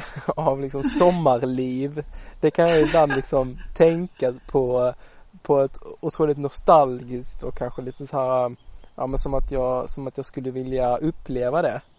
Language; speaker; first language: Swedish; native; Swedish